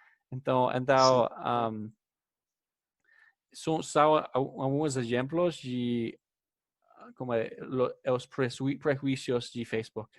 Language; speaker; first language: Spanish; non-native, fluent; English